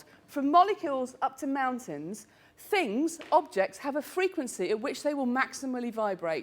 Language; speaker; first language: English; native; English